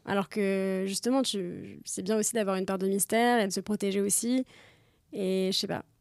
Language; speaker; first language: French; native; French